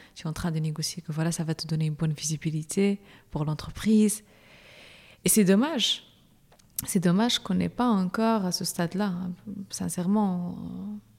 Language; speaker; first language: French; non-native, local second language; Arabic